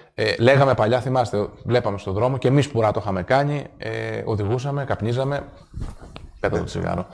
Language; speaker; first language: Greek; native; Greek